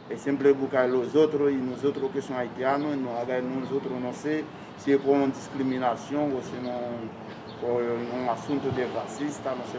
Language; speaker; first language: Spanish; non-native, local second language; Haitian Creole